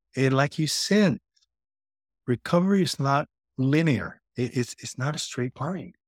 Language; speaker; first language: English; native; English